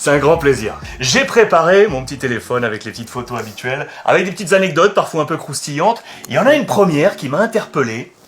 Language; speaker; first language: French; native; French